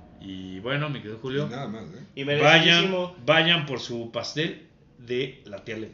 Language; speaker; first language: Spanish; native; Spanish